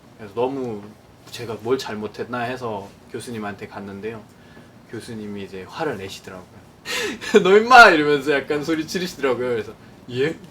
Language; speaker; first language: Korean; non-native, fluent; Nepali